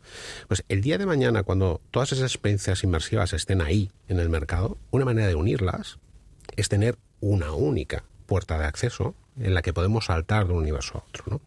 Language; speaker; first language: Spanish; native; Spanish